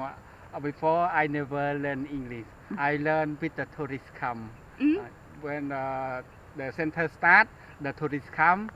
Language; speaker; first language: English; non-native, learner; Khmer